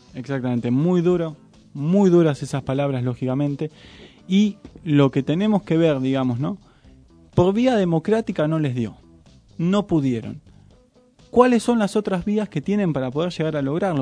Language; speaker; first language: Spanish; native; Spanish